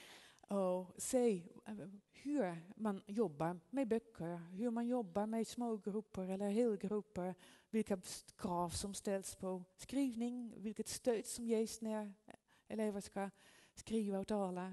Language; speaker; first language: Swedish; non-native, fluent; Dutch